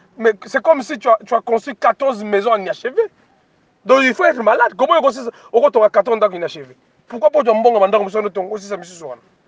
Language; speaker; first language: French; non-native, local second language; Lingala